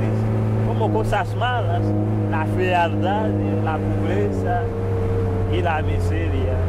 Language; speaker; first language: Spanish; non-native, fluent; Haitian Creole